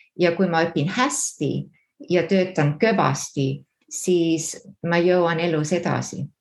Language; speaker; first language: Estonian; early bilingual, heritage; Estonian